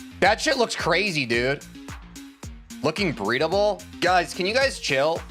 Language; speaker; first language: English; native; English